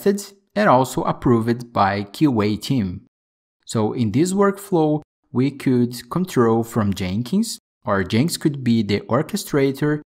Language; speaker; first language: English; non-native, fluent; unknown